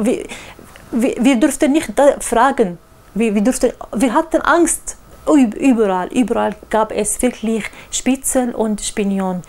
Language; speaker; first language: German; non-native, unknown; Arabic